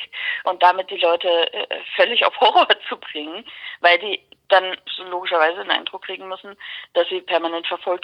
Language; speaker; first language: German; native; German